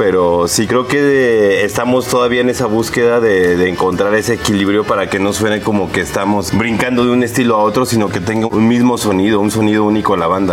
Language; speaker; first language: Spanish; native; Spanish